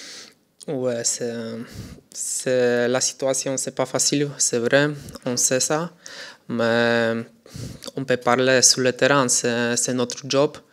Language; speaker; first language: French; non-native, learner; Polish